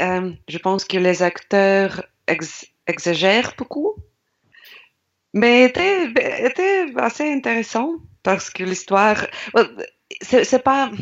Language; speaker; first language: French; non-native, learner; Russian